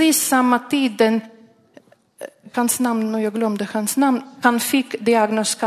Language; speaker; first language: Swedish; non-native, learner; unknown